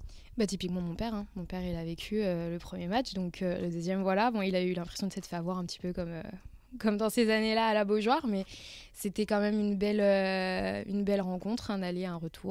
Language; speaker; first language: French; native; French